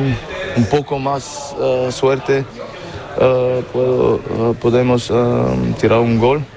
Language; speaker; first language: Spanish; non-native, learner; German